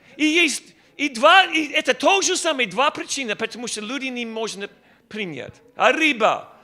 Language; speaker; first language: Russian; non-native, learner; English